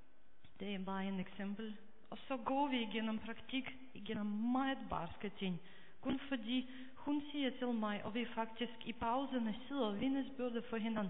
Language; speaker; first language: Danish; non-native, fluent; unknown